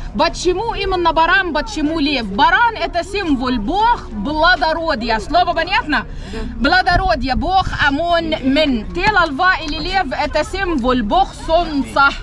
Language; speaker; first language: Russian; non-native, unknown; Arabic